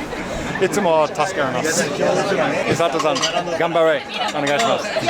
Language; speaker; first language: Japanese; non-native, learner; English